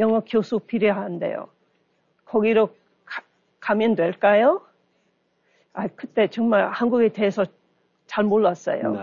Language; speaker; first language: Korean; non-native, learner; English